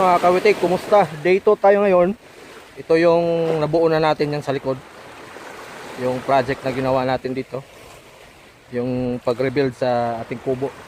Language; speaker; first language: Filipino; non-native, local second language; Cebuano